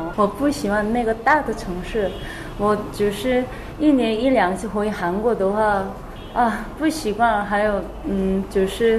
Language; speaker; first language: Chinese; non-native, learner; Korean